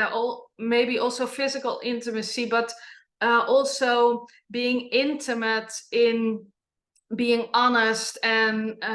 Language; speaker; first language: English; non-native, fluent; Dutch